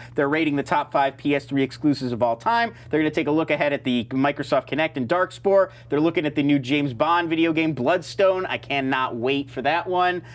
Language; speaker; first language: English; native; English